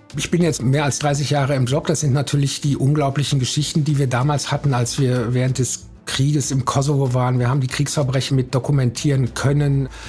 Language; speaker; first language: German; native; German